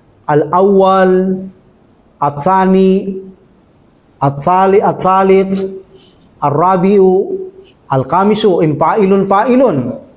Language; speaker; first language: Arabic; non-native, fluent; Filipino